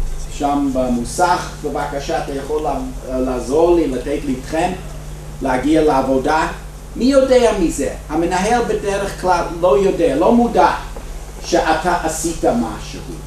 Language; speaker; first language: Hebrew; non-native, fluent; English